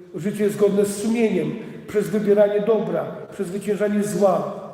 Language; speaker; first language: Polish; native; Polish